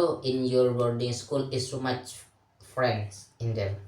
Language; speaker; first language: English; non-native, learner; Indonesian